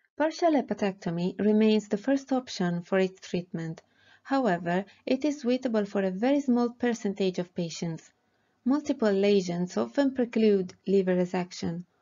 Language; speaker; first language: English; non-native, fluent; Italian